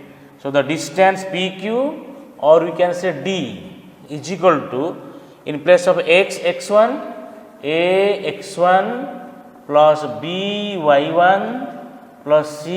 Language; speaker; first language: English; non-native, local second language; Odia